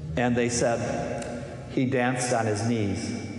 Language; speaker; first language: English; native; English